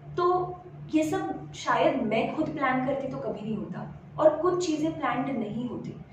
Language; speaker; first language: Hindi; non-native, local second language; Marathi